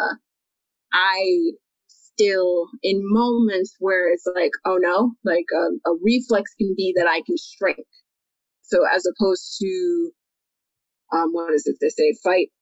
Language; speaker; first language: English; native; English